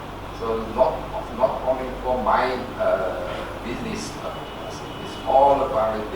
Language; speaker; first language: English; non-native, learner; Chinese